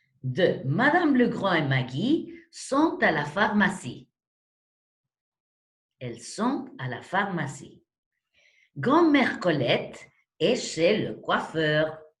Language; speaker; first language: French; non-native, fluent; Spanish